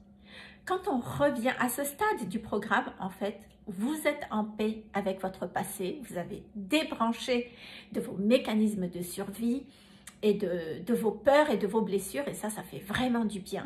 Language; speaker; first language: French; native; French